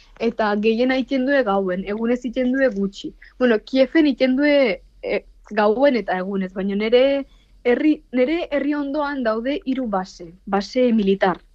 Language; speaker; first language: Basque; non-native, fluent; Ukrainian